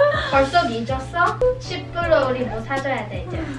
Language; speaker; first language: Korean; early bilingual, heritage; English